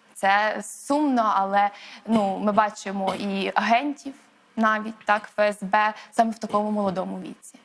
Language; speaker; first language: Ukrainian; native; Ukrainian